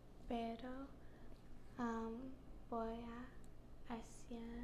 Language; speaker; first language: Spanish; non-native, learner; English